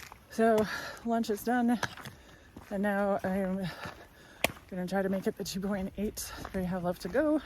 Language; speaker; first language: English; native; English